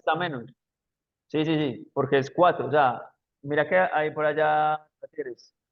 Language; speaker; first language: Spanish; native; Spanish